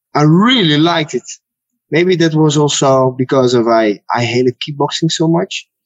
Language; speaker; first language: English; non-native, fluent; Dutch